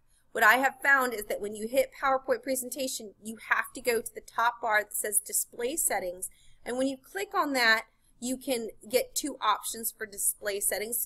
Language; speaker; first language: English; native; English